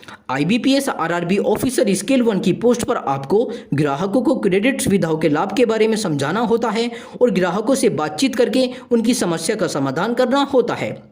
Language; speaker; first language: Hindi; native; Hindi